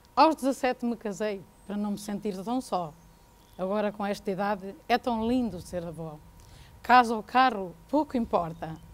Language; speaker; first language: Portuguese; native; Portuguese